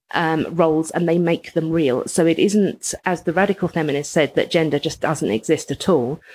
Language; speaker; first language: English; native; English